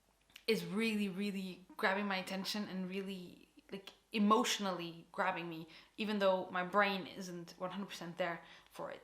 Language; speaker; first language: English; non-native, fluent; Portuguese